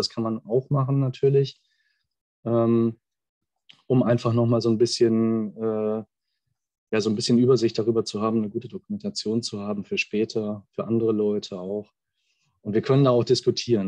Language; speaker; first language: German; native; German